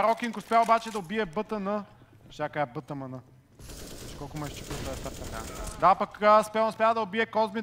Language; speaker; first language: Bulgarian; native; Bulgarian